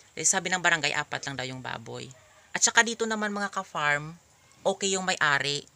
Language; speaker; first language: Filipino; non-native, local second language; Hiligaynon